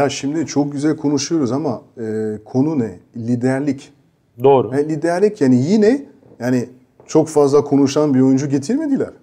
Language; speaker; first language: Turkish; non-native, fluent; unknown